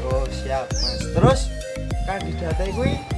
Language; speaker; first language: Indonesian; non-native, local second language; Javanese